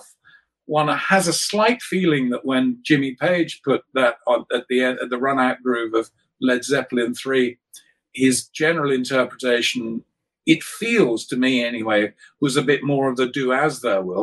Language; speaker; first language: English; native; English